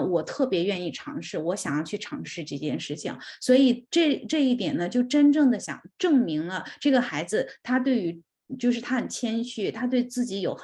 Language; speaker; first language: Chinese; native; Chinese